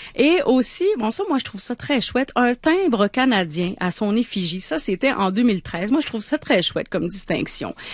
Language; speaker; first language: French; native; French